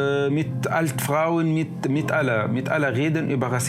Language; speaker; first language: German; non-native, learner; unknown